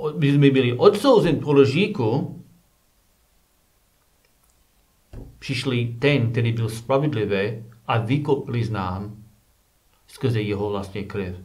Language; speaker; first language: Czech; non-native, learner; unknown